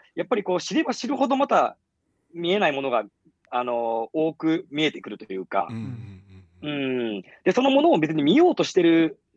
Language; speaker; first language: Japanese; native; Japanese